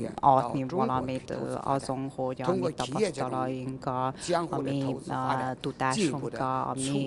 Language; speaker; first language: Hungarian; non-native, learner; Chinese